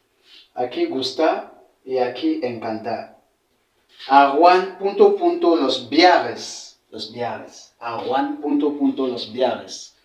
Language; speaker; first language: Spanish; non-native, fluent; French